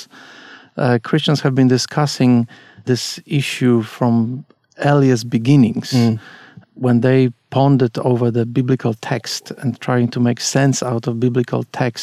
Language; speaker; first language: English; non-native, fluent; Polish